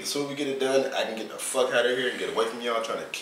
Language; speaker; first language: English; native; English